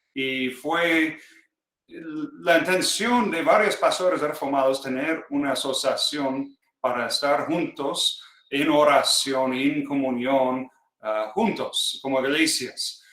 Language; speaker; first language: Spanish; non-native, fluent; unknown